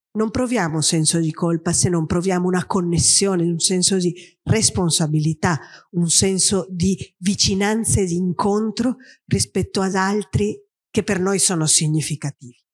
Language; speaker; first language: Italian; non-native, fluent; Spanish